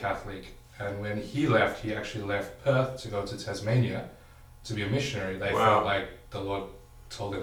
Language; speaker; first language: English; native; English